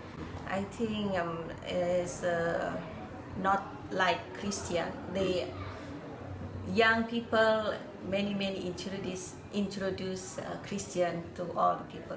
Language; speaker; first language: English; non-native, learner; Indonesian